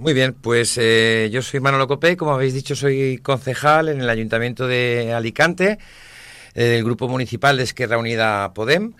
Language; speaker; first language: Spanish; native; Spanish